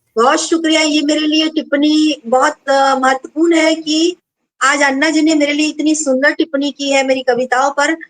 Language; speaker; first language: Hindi; non-native, local second language; Bangla